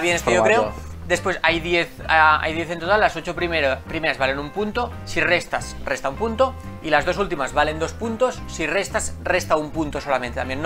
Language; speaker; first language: Spanish; native; Spanish